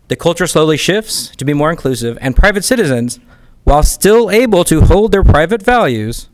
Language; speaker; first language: English; native; English